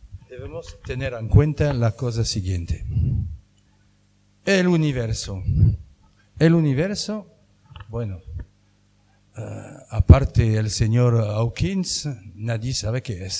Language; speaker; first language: Spanish; non-native, fluent; French